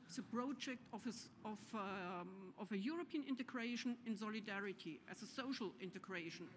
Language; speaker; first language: English; non-native, fluent; German